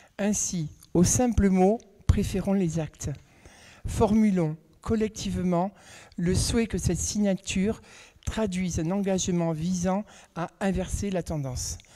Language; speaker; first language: French; native; French